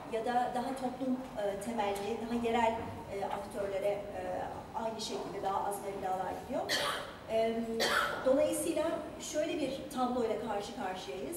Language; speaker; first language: Turkish; native; Turkish